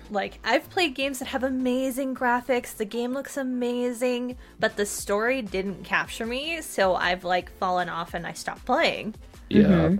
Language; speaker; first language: English; native; English